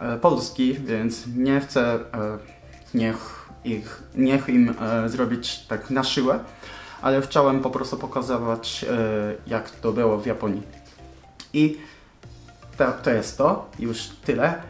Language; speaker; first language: Polish; non-native, learner; Japanese